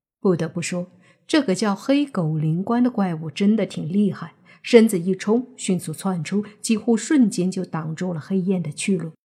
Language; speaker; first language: Chinese; native; Chinese